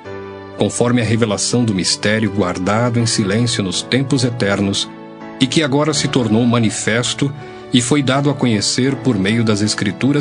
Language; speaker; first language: Portuguese; native; Portuguese